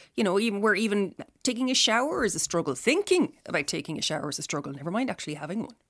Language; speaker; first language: English; native; English